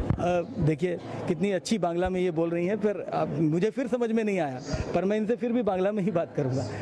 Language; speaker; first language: Hindi; native; Hindi